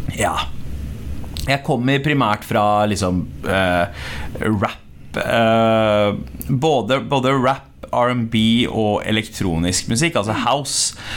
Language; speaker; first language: Norwegian; early bilingual, other home language; Punjabi